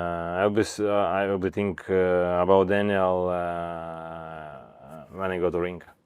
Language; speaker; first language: English; non-native, learner; Ukrainian